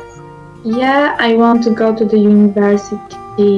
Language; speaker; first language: English; non-native, learner; Polish